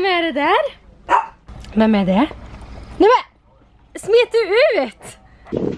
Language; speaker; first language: Swedish; native; Swedish